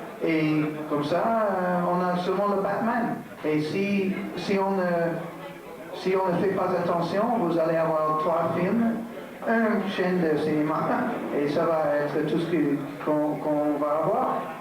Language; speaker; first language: French; non-native, fluent; English